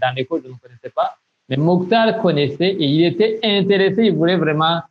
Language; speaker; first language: French; non-native, local second language; Rundi